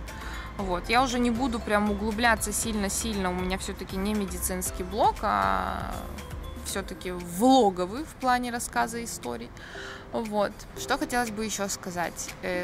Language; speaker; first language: Russian; native; Russian